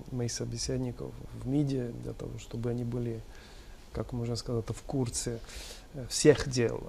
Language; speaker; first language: Russian; non-native, fluent; Italian